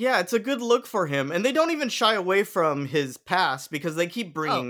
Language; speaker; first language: English; native; English